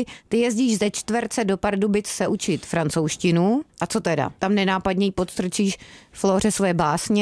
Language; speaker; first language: Czech; native; Czech